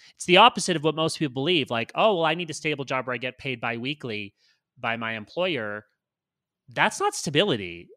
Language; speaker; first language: English; native; English